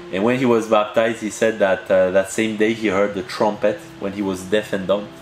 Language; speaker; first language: English; early bilingual, heritage; French